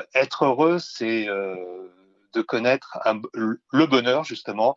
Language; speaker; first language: French; native; French